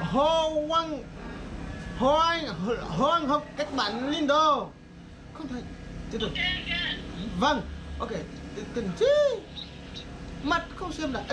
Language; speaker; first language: Vietnamese; non-native, learner; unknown